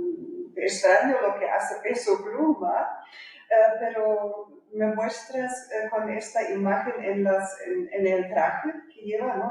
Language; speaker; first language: Spanish; non-native, fluent; German